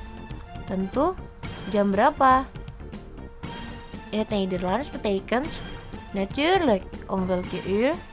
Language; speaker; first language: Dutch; non-native, fluent; Indonesian